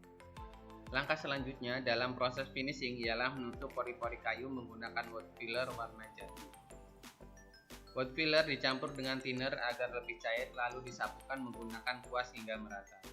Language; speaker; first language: Indonesian; native; Indonesian